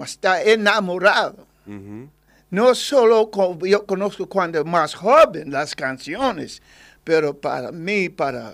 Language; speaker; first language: Spanish; non-native, learner; English